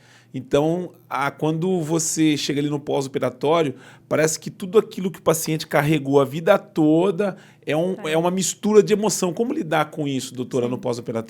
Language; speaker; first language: Portuguese; native; Portuguese